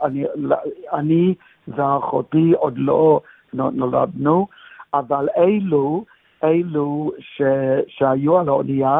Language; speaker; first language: Hebrew; non-native, fluent; English